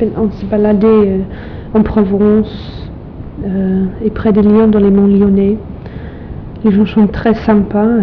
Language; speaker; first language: French; non-native, fluent; English